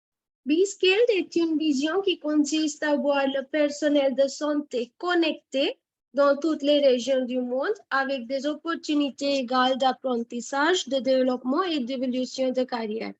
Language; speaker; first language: French; non-native, fluent; Hindi